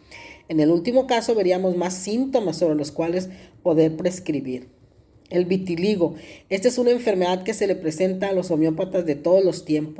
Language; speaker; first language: Spanish; native; Spanish